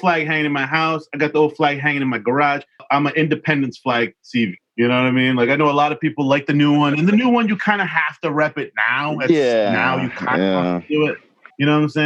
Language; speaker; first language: English; non-native, fluent; Kabuverdianu